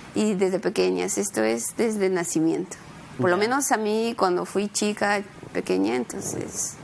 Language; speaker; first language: Spanish; native; Spanish